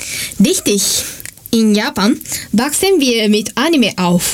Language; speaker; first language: German; non-native, fluent; Japanese